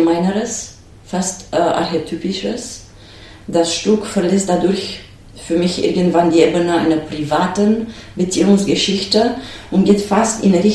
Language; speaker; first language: German; non-native, fluent; Romanian